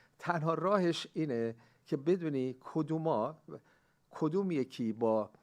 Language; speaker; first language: Persian; native; Persian